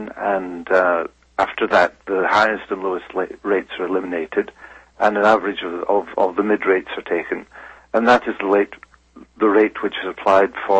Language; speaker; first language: English; native; English